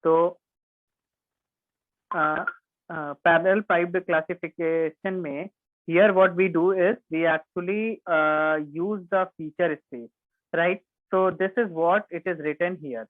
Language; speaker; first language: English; non-native, local second language; Hindi